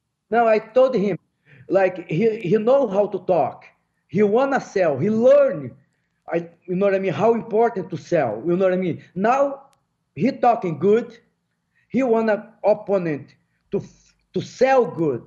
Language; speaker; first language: English; non-native, fluent; Portuguese